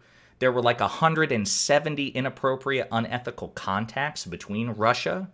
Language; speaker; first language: English; native; English